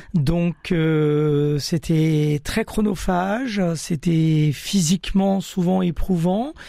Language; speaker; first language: French; early bilingual, other home language; Italian